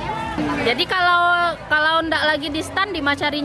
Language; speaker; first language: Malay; non-native, local second language; Minangkabau